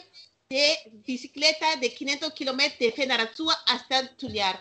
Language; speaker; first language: Spanish; non-native, learner; Malagasy